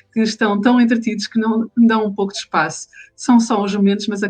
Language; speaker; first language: Portuguese; native; Portuguese